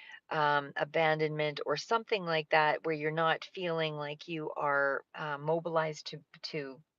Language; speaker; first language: English; native; English